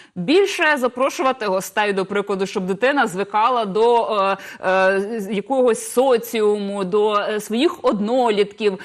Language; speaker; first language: Ukrainian; native; Ukrainian